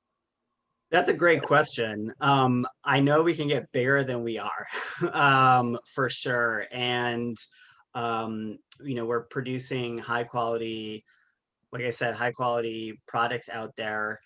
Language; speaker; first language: English; native; English